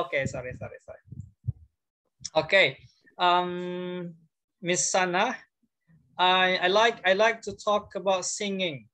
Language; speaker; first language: English; non-native, fluent; Indonesian